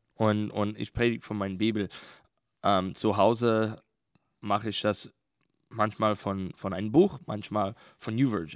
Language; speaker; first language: German; non-native, learner; English